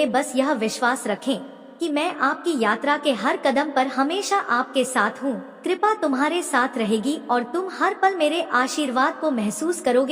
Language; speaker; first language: Hindi; native; Hindi